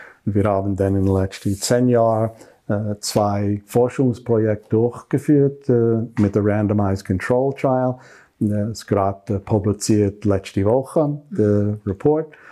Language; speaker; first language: German; non-native, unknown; English